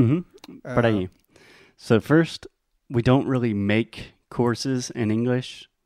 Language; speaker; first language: English; non-native, fluent; Portuguese